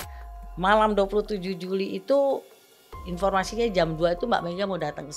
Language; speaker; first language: Indonesian; native; Indonesian